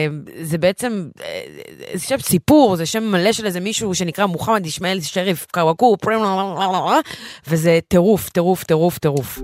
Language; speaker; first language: Hebrew; native; Hebrew